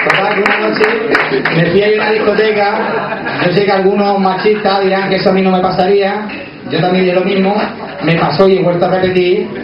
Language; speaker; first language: Spanish; native; Spanish